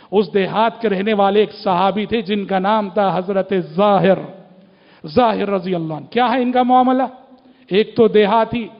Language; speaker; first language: Urdu; native; Urdu